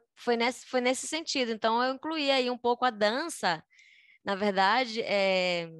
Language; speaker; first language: Portuguese; native; Portuguese